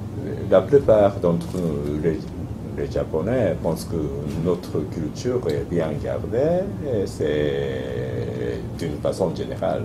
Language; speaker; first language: French; non-native, fluent; Japanese